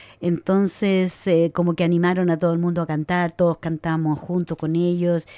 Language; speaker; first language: Spanish; native; Spanish